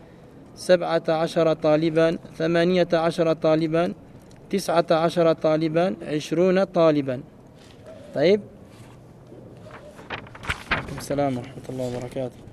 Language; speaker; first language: Arabic; non-native, fluent; French